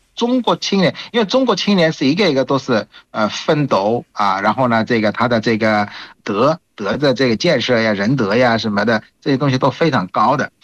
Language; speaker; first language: Chinese; non-native, fluent; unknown